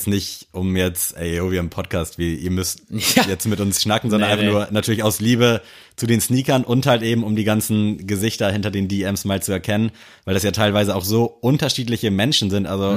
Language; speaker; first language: German; native; German